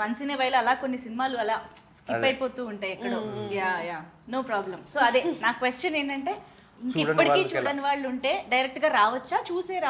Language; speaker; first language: Telugu; native; Telugu